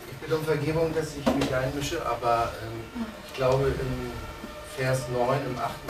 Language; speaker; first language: German; non-native, learner; Russian